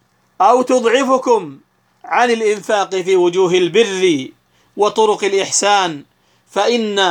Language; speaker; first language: Arabic; native; Arabic